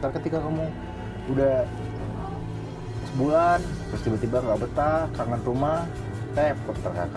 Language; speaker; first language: Indonesian; native; Indonesian